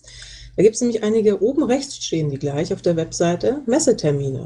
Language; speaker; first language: German; native; German